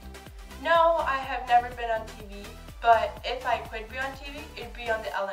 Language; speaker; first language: English; native; English